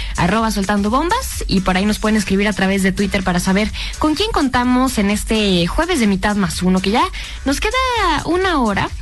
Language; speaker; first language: Spanish; native; Spanish